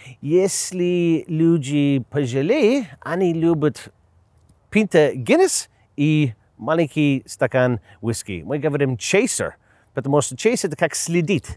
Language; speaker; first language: Russian; non-native, learner; English